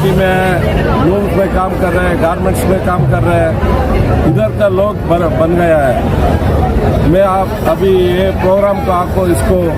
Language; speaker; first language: Hindi; non-native, local second language; Odia